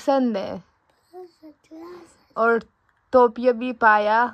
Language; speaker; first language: Hindi; early bilingual, heritage; Urdu